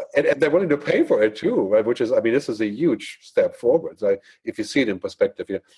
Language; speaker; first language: English; non-native, fluent; German